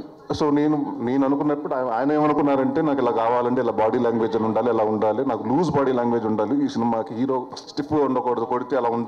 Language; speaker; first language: Telugu; native; Telugu